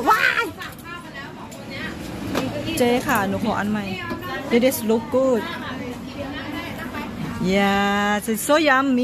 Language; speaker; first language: English; non-native, learner; Thai